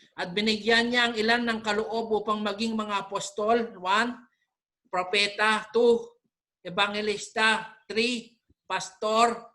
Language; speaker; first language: Filipino; non-native, local second language; Pampanga